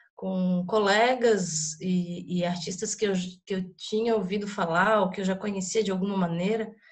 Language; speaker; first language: Portuguese; native; Portuguese